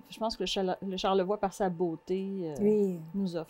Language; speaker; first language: French; non-native, fluent; Portuguese